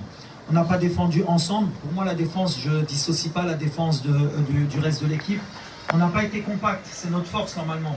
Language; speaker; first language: French; native; French